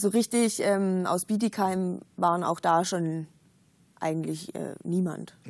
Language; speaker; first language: German; native; German